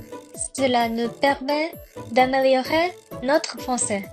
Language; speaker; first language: French; non-native, learner; Japanese